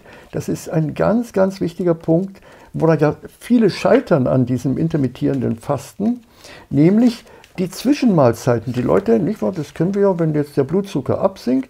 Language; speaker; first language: German; native; German